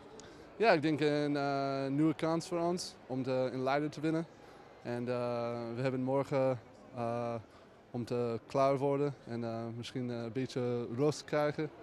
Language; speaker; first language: Dutch; non-native, learner; English